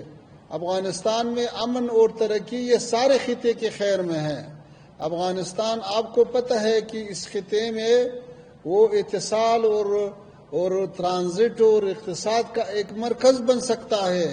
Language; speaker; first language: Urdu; non-native, fluent; Pashto